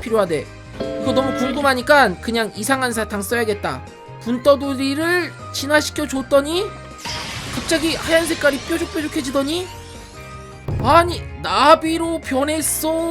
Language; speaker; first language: Korean; native; Korean